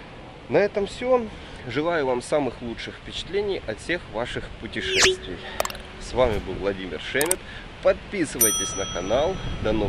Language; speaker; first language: Russian; native; Russian